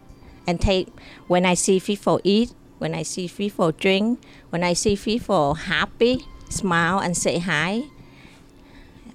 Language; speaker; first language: English; non-native, learner; Vietnamese